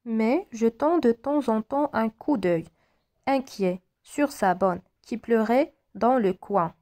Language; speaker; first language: French; non-native, local second language; Arabic